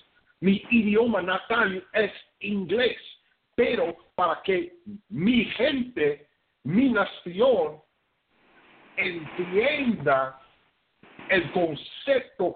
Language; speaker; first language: Spanish; non-native, fluent; English